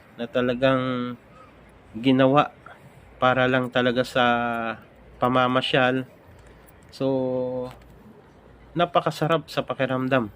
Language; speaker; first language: Filipino; non-native, local second language; Romany